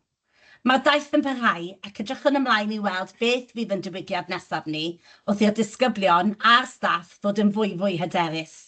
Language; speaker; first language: Welsh; native; Welsh